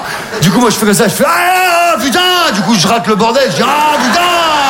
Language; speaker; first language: French; native; French